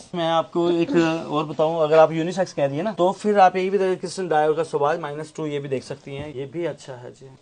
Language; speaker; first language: Hindi; native; Hindi